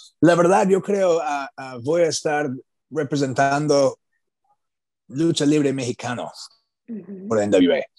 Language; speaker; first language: Spanish; non-native, learner; English